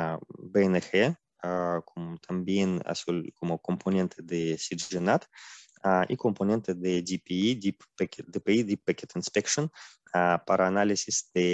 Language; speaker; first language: Spanish; non-native, fluent; Russian